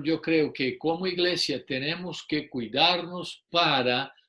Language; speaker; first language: Spanish; non-native, fluent; English